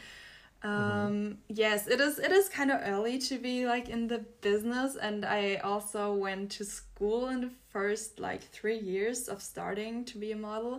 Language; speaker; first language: English; non-native, fluent; German